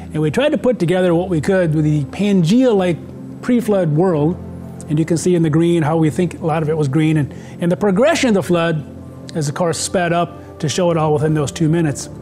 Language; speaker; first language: English; native; English